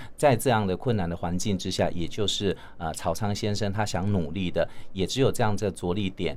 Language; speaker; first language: Chinese; native; Chinese